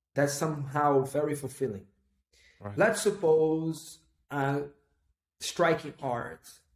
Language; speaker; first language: English; non-native, fluent; Portuguese